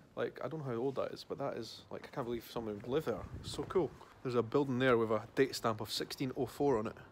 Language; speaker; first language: English; native; English